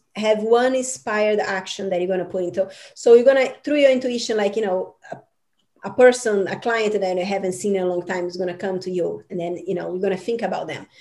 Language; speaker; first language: English; non-native, fluent; Portuguese